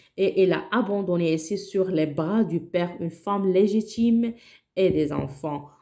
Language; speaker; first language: French; non-native, local second language; Arabic